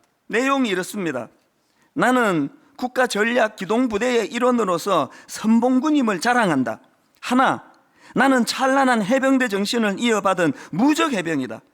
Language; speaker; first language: Korean; native; Korean